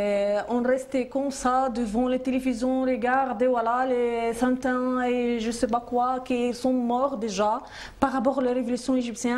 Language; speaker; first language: French; non-native, learner; Arabic